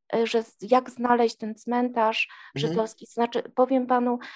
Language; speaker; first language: Polish; native; Polish